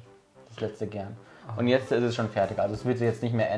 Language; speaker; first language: German; native; German